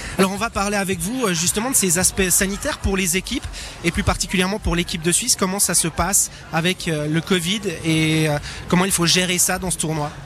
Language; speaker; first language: French; native; French